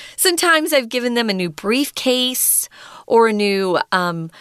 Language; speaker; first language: English; native; English